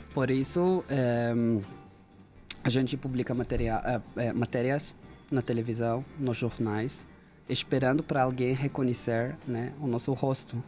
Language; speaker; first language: Portuguese; non-native, fluent; Hebrew